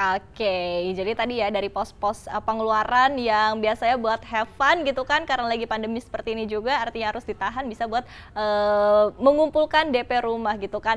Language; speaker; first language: Indonesian; native; Indonesian